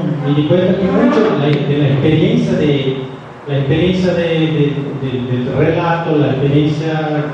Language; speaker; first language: Spanish; non-native, fluent; Portuguese